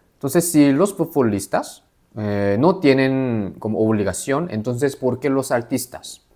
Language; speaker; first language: Spanish; non-native, fluent; Korean